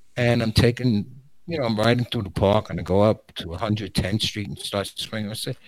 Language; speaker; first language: English; native; English